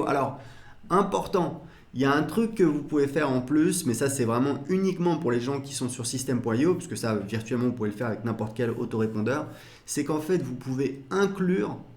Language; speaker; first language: French; native; French